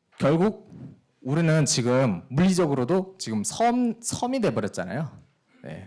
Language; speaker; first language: Korean; early bilingual, heritage; Korean